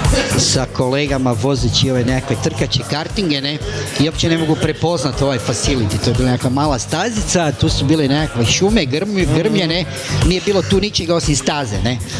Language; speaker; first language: Croatian; native; Croatian